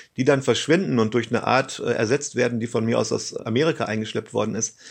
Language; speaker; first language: German; native; German